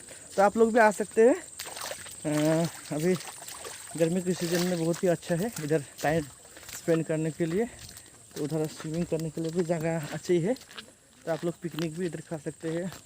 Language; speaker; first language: Hindi; non-native, local second language; Nepali